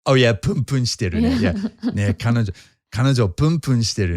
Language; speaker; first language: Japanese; non-native, fluent; English